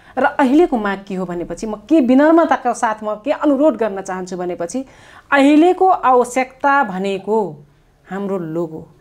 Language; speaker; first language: Nepali; non-native, local second language; Dangaura Tharu